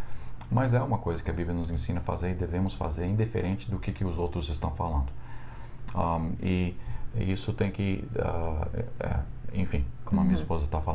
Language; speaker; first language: Portuguese; non-native, fluent; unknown